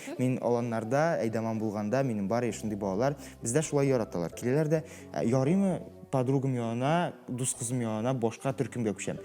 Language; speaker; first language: Tatar; non-native, local second language; Russian